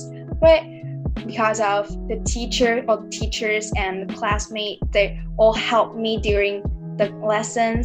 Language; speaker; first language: English; early bilingual, other home language; Indonesian